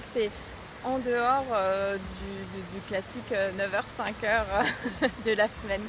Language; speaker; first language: French; native; French